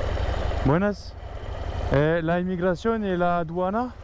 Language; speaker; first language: Spanish; non-native, learner; French